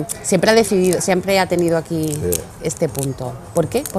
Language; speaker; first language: Spanish; native; Spanish